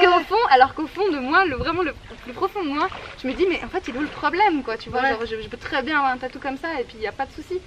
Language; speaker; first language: French; native; French